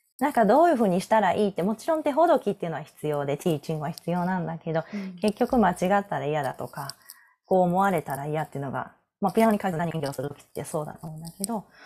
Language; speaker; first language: Japanese; native; Japanese